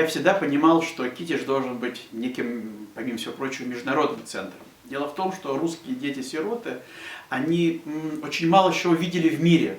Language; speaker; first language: Russian; native; Russian